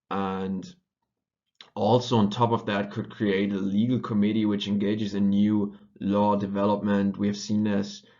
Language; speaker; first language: English; non-native, fluent; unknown